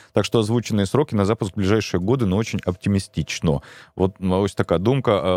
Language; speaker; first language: Ukrainian; native; Ukrainian